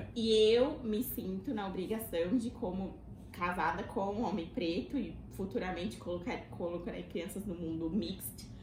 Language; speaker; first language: Portuguese; native; Portuguese